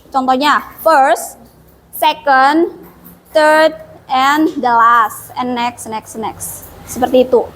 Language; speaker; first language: English; non-native, fluent; Indonesian